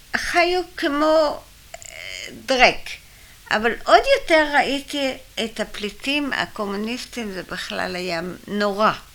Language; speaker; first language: Hebrew; early bilingual, other home language; German